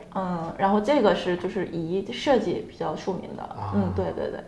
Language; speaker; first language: Chinese; non-native, fluent; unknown